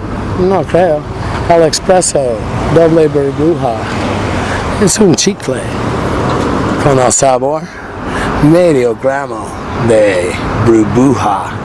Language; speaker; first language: Spanish; non-native, learner; English